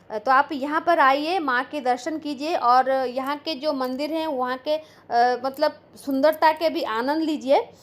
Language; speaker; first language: Hindi; non-native, local second language; Bangla